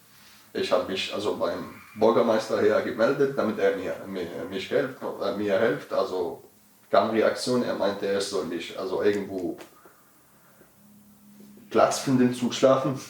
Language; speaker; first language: German; non-native, learner; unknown